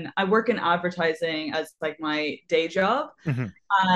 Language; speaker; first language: English; native; English